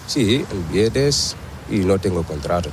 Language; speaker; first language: Spanish; non-native, learner; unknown